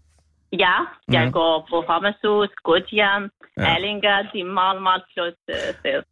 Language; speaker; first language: Danish; non-native, learner; Kurdish